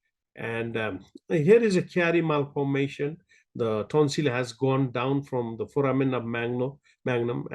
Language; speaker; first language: English; non-native, local second language; Nepali